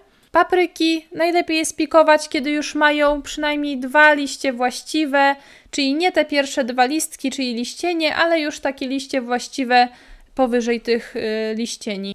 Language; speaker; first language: Polish; native; Polish